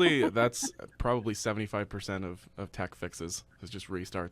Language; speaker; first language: English; native; English